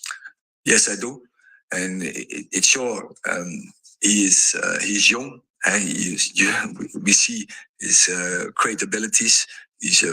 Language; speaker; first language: English; non-native, fluent; Dutch